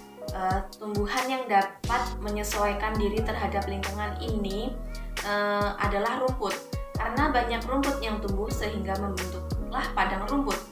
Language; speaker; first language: Indonesian; native; Indonesian